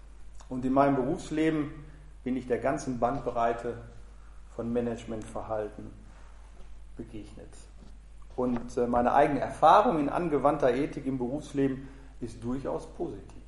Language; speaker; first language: German; native; German